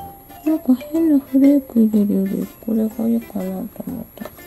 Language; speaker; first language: Japanese; native; Japanese